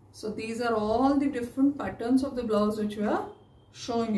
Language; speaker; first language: Hindi; non-native, local second language; Marathi